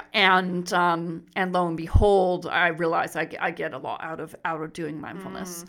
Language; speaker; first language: English; native; English